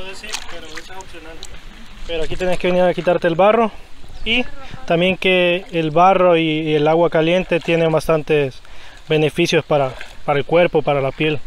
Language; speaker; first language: Spanish; native; Spanish